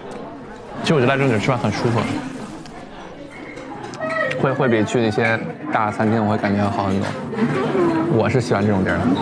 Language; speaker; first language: Chinese; native; Chinese